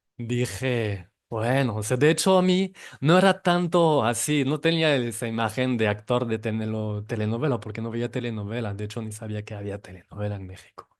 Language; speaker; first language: Spanish; non-native, fluent; French